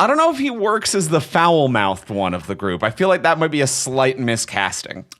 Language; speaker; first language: English; native; English